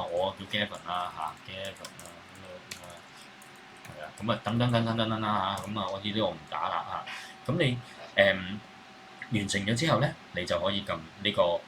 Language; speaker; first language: Cantonese; native; Cantonese